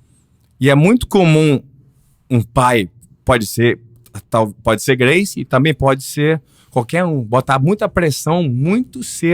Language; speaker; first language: Portuguese; early bilingual, heritage; Portuguese